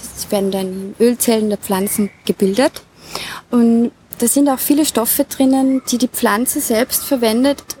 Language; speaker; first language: German; native; German